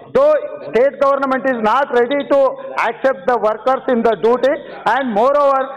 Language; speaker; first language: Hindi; non-native, local second language; Telugu